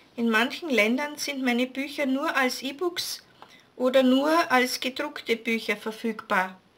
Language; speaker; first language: German; native; German